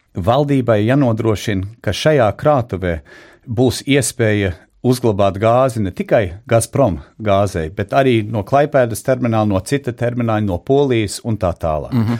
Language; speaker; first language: Latvian; early bilingual, heritage; Latvian